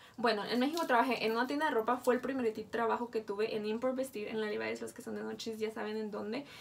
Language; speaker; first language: Spanish; native; Spanish